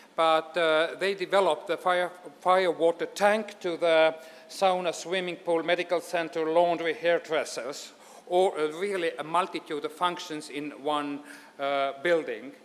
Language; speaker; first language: English; non-native, fluent; Estonian